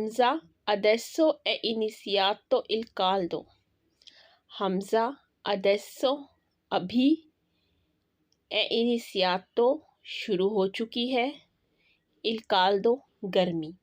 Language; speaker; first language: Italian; non-native, fluent; Urdu